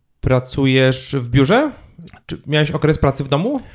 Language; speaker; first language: Polish; native; Polish